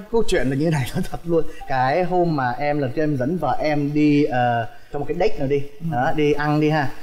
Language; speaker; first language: Vietnamese; early bilingual, heritage; Vietnamese